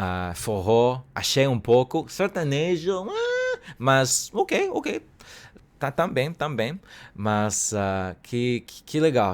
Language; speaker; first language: Portuguese; non-native, learner; Cantonese